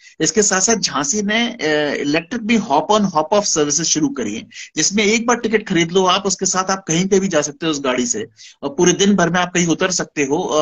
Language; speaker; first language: Hindi; native; Hindi